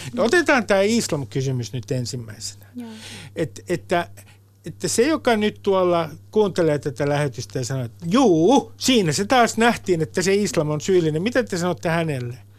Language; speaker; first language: Finnish; native; Finnish